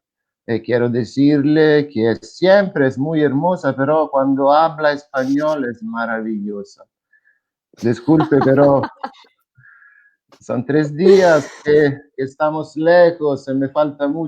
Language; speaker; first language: Spanish; non-native, fluent; Italian